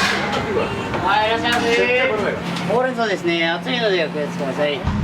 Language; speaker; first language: Japanese; native; Japanese